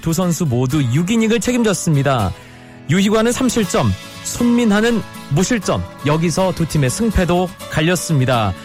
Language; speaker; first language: Korean; native; Korean